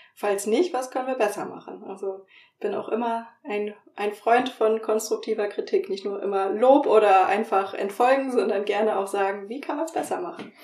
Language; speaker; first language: German; native; German